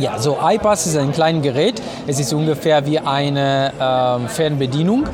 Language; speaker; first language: German; non-native, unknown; Italian